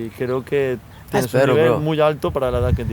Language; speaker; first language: Spanish; native; Spanish